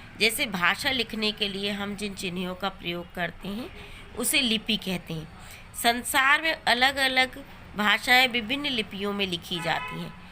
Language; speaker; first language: Hindi; native; Hindi